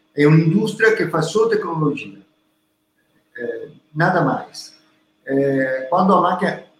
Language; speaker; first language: Portuguese; non-native, learner; Italian